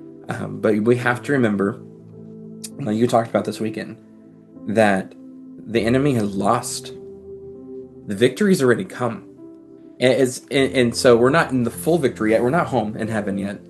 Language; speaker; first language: English; native; English